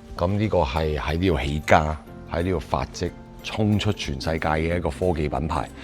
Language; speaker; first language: Cantonese; native; Cantonese